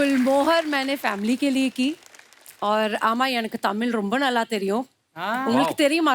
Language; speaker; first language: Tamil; non-native, fluent; Punjabi